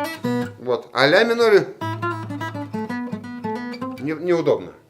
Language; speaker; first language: Russian; non-native, learner; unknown